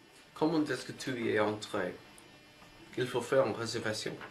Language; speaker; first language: French; non-native, learner; English